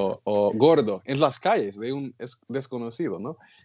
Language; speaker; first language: Spanish; non-native, learner; English